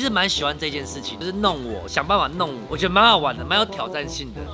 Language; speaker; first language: Chinese; native; Chinese